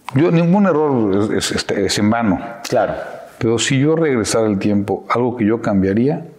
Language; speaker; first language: Spanish; native; Spanish